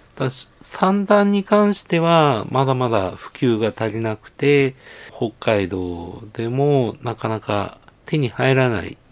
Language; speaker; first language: Japanese; native; Japanese